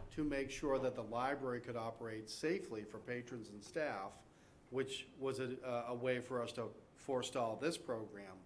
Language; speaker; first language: English; native; English